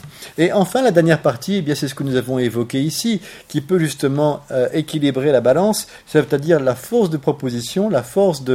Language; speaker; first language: French; native; French